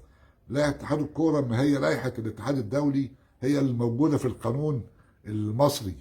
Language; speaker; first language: Arabic; native; Arabic